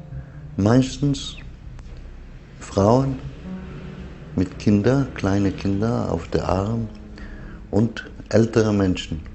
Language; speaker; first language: German; non-native, learner; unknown